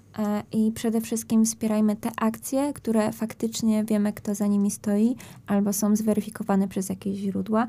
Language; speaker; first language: Polish; native; Polish